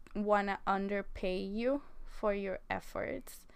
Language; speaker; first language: English; non-native, fluent; Spanish